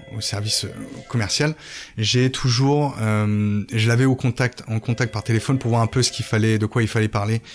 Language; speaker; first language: French; native; French